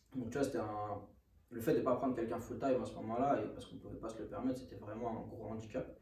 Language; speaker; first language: French; native; French